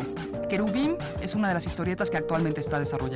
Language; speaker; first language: Spanish; native; Spanish